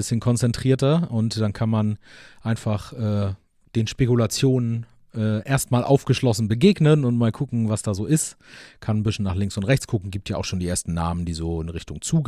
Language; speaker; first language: German; native; German